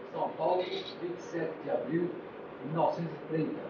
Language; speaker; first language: Portuguese; native; Portuguese